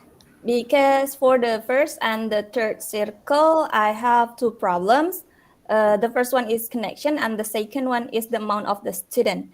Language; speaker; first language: English; non-native, learner; Indonesian